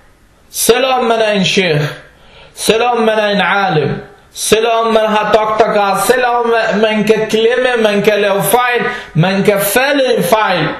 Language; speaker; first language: Danish; non-native, fluent; Arabic